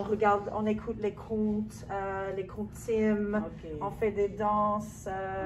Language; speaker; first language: French; non-native, local second language; English